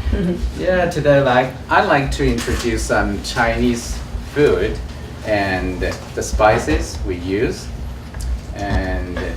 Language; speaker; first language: English; non-native, learner; Chinese